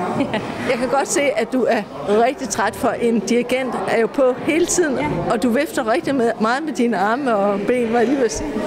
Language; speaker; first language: Danish; native; Danish